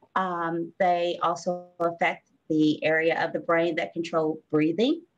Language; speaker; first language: English; native; English